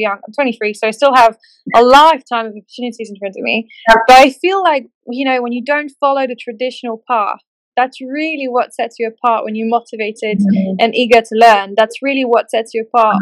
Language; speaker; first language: English; native; English